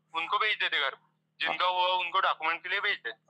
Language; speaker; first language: Hindi; non-native, local second language; Marathi